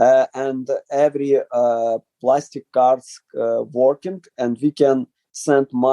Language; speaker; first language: English; non-native, learner; Ukrainian